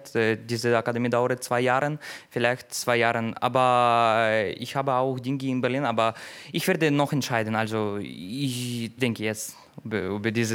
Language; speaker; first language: German; non-native, learner; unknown